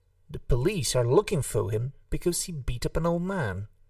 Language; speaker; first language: English; non-native, fluent; Hungarian